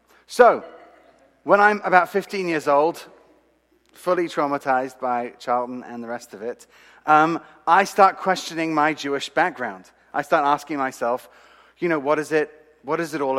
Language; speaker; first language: English; native; English